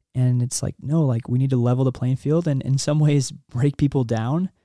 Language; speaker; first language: English; native; English